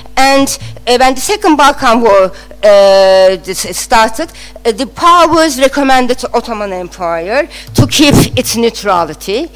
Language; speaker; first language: English; non-native, fluent; Turkish